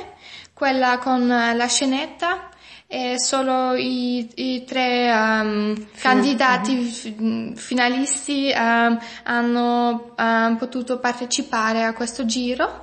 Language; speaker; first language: Italian; non-native, fluent; German